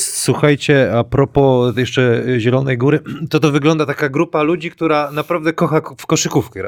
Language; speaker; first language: Polish; native; Polish